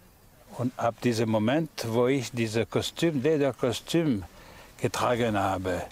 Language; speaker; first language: German; non-native, fluent; French